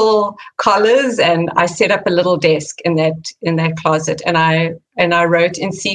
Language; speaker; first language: English; native; English